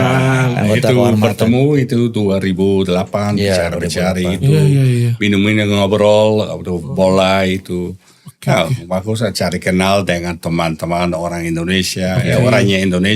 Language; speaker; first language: Indonesian; non-native, learner; Dutch